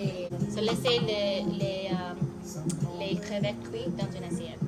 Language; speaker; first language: French; non-native, fluent; English